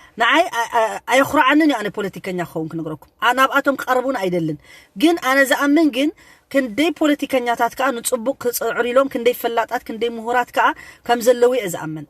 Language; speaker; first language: Tigrinya; native; Tigrinya